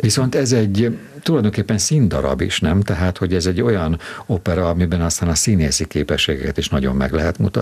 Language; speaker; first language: Hungarian; native; Hungarian